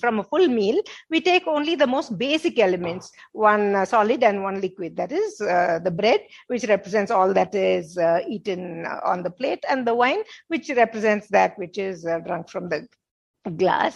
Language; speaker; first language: English; non-native, local second language; Telugu